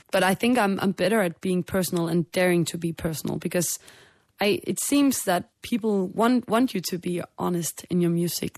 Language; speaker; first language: English; non-native, fluent; Danish